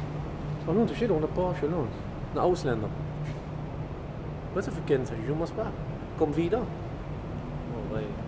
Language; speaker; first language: German; native; German